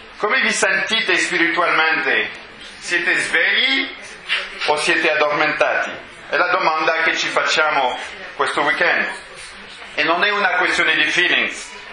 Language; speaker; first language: Italian; non-native, fluent; French